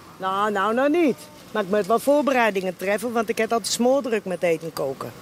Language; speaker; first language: Dutch; native; Dutch